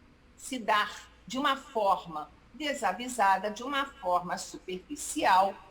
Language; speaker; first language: Portuguese; native; Portuguese